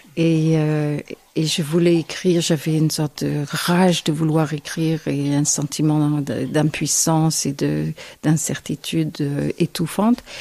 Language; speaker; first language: French; non-native, fluent; English